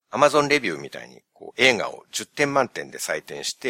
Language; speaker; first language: Japanese; native; Japanese